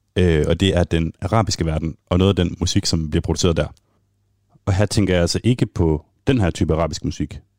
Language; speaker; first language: Danish; native; Danish